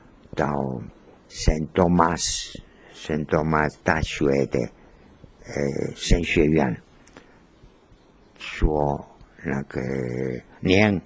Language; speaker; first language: Chinese; non-native, learner; Spanish